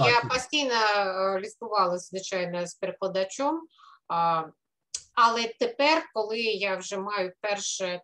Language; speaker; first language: Ukrainian; non-native, fluent; Russian